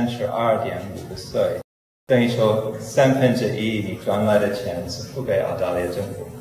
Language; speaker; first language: Chinese; non-native, fluent; English